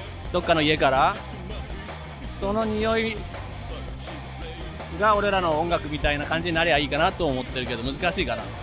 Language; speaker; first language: Japanese; native; Japanese